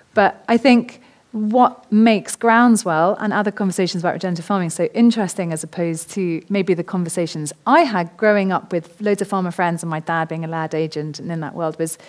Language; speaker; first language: English; native; English